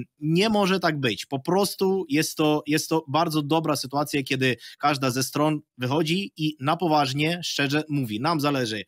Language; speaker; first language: Polish; non-native, fluent; Ukrainian